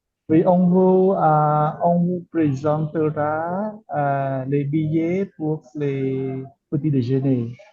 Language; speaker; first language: French; non-native, learner; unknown